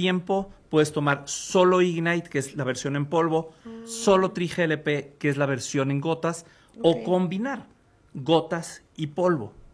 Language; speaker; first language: Spanish; native; Spanish